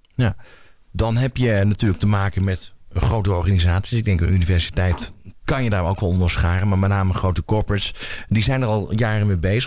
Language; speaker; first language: Dutch; native; Dutch